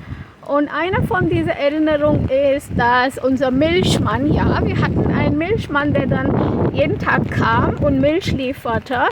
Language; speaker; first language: German; non-native, fluent; Konkani